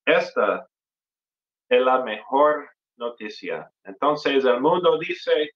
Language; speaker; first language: Spanish; non-native, fluent; English